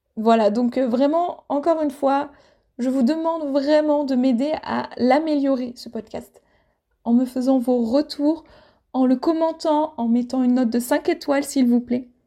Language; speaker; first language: French; native; French